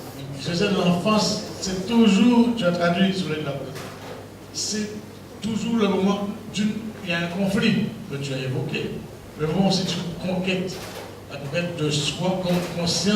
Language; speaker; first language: French; native; French